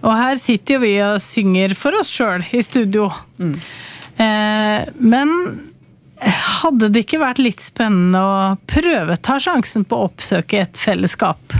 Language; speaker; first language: Norwegian; native; Norwegian